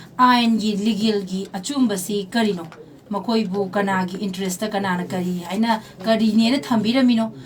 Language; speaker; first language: Manipuri; native; Manipuri